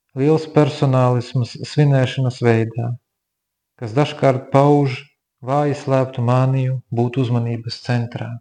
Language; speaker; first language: Latvian; native; Latvian